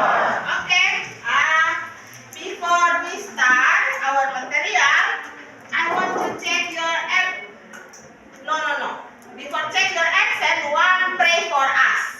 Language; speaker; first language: English; non-native, learner; Indonesian